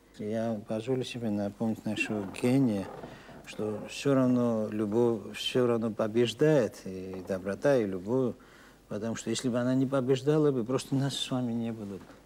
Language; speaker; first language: Russian; non-native, local second language; Georgian